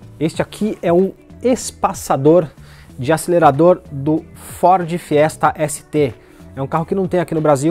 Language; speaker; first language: Portuguese; native; Portuguese